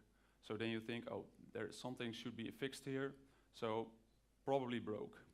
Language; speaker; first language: English; non-native, fluent; Dutch